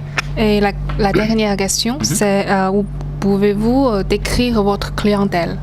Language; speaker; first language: French; non-native, learner; Chinese